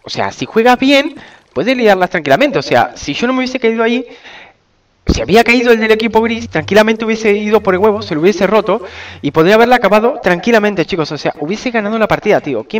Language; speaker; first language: Spanish; native; Spanish